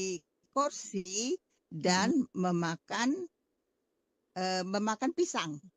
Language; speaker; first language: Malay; non-native, learner; Indonesian